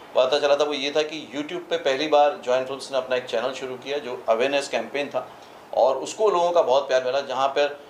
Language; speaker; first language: Hindi; native; Hindi